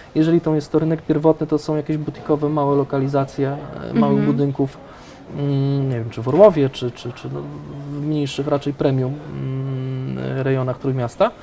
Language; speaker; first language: Polish; native; Polish